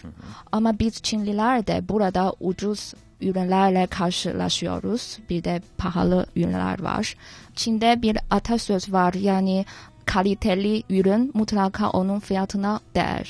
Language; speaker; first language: Turkish; non-native, fluent; Chinese